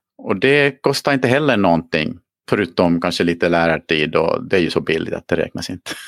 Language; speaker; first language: Swedish; native; Swedish